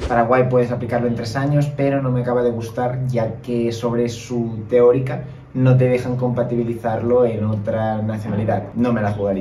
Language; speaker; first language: Spanish; native; Spanish